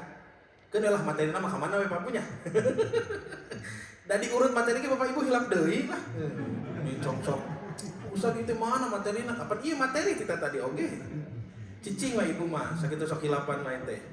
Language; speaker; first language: Indonesian; native; Indonesian